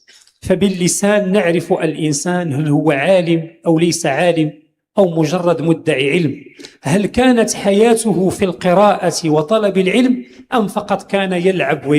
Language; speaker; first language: Arabic; native; Arabic